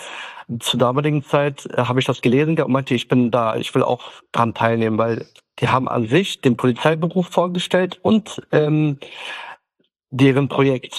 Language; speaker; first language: German; early bilingual, other home language; Turkish